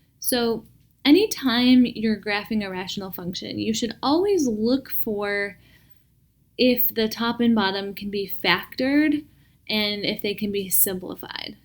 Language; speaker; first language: English; native; English